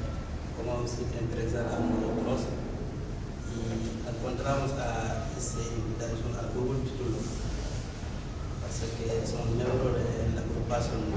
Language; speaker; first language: Spanish; non-native, learner; Wolof